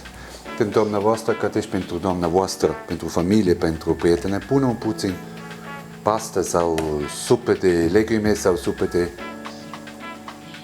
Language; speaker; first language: Romanian; non-native, learner; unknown